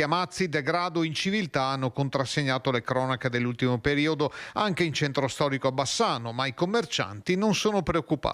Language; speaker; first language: Italian; native; Italian